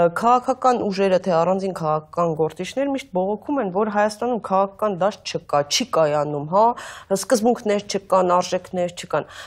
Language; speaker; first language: Armenian; native; Armenian